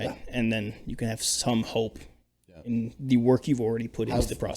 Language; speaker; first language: English; native; English